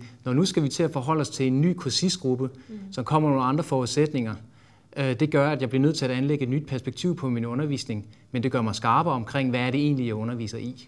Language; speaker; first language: Danish; native; Danish